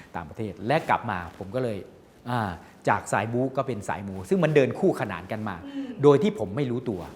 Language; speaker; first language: Thai; native; Thai